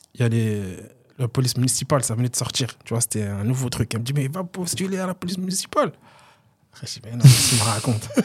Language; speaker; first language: French; native; French